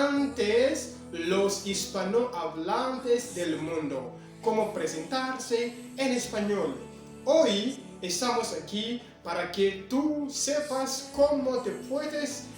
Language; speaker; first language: Spanish; non-native, fluent; French